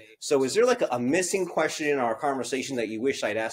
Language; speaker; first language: English; native; English